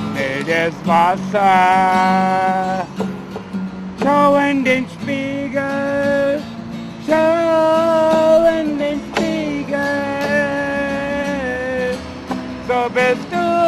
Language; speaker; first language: German; native; German